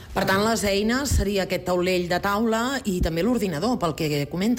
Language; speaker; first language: Catalan; native; Catalan